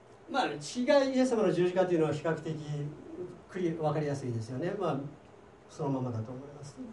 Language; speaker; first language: Japanese; native; Japanese